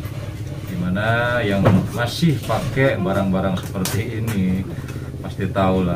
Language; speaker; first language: Indonesian; native; Indonesian